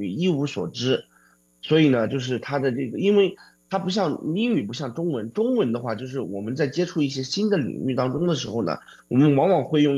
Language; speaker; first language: Chinese; native; Chinese